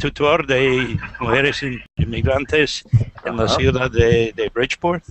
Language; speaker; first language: Spanish; non-native, learner; English